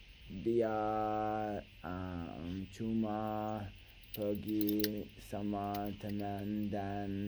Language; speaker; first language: Indonesian; non-native, learner; English